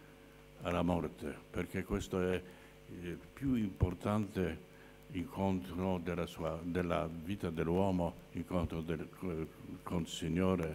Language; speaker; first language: Italian; non-native, fluent; Polish